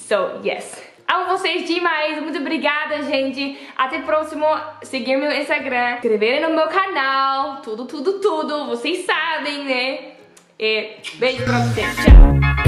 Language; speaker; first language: Portuguese; non-native, learner; Dutch